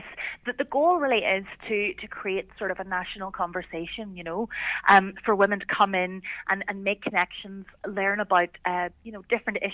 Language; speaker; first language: English; native; English